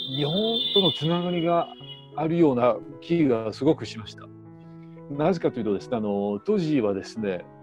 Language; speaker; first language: Japanese; non-native, fluent; French